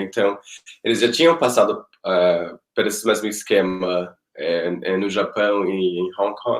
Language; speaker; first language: Portuguese; non-native, fluent; Spanish